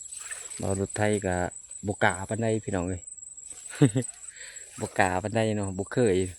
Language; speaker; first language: Thai; non-native, local second language; Northeastern Thai